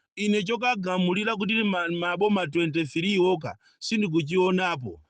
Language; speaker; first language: Nyanja; non-native, local second language; Yao